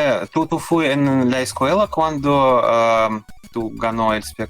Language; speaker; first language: Spanish; non-native, learner; Russian